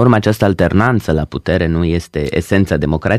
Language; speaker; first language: Romanian; native; Romanian